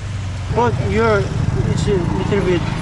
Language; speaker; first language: English; non-native, learner; Korean